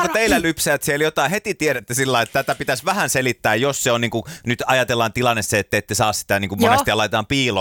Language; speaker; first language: Finnish; native; Finnish